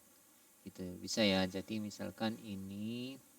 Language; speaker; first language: Indonesian; native; Indonesian